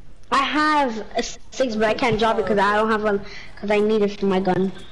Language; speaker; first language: English; early bilingual, other home language; Spanish